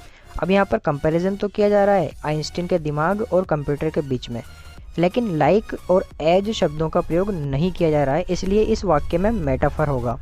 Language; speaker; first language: Hindi; native; Hindi